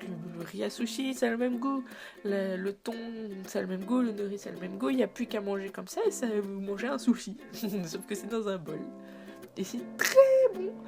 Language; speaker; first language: French; native; French